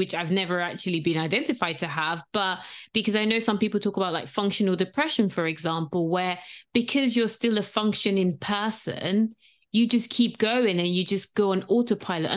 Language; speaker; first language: English; non-native, local second language; Yoruba